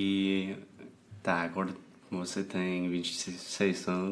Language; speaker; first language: Portuguese; non-native, fluent; English